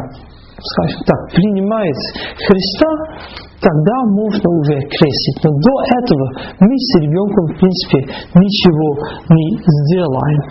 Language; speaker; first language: Russian; non-native, fluent; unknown